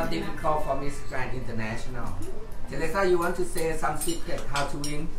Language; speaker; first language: English; non-native, learner; Thai